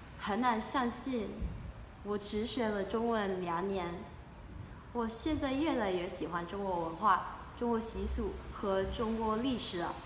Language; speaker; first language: Chinese; non-native, learner; English